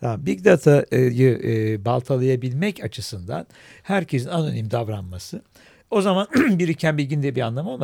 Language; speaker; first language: Turkish; native; Turkish